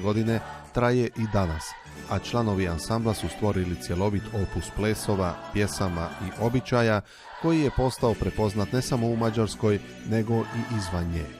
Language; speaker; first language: Bosnian; native; Bosnian